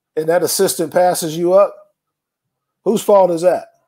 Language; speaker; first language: English; native; English